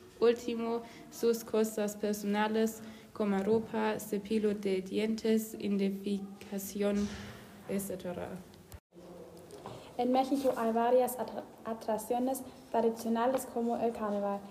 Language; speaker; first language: Spanish; non-native, learner; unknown